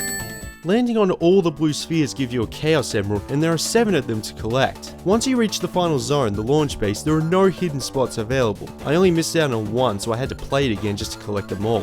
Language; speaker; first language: English; native; English